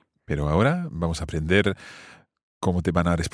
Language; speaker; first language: Spanish; non-native, fluent; English